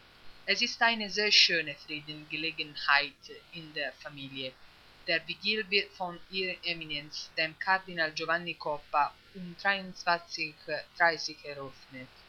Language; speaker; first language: German; non-native, fluent; Italian